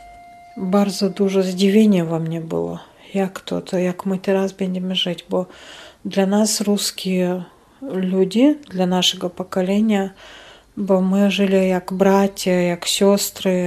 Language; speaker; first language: Polish; non-native, learner; Chechen